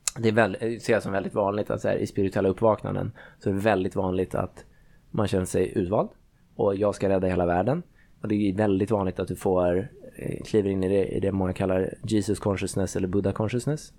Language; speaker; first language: Swedish; native; Swedish